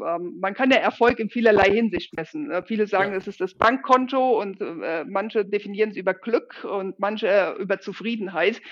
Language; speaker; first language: German; native; German